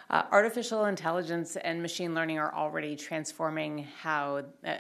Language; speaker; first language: English; native; English